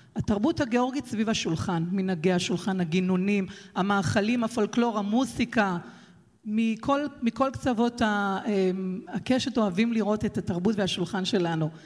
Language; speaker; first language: Hebrew; early bilingual, other home language; Georgian